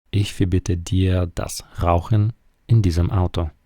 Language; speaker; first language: German; non-native, fluent; Ukrainian